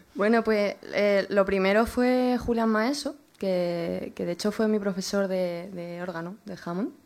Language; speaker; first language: Spanish; native; Spanish